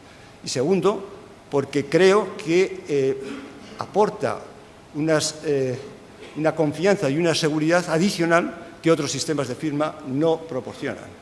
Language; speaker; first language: Spanish; native; Spanish